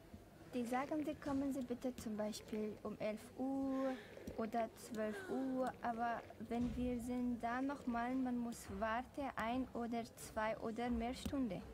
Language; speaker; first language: German; non-native, learner; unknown